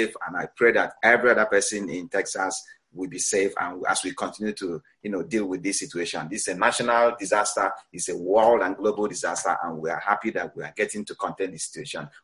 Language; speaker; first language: English; non-native, local second language; Igbo